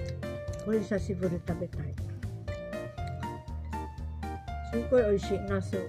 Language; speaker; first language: Japanese; non-native, learner; Filipino